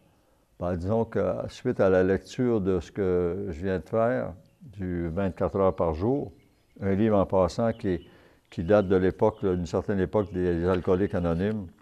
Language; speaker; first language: French; native; French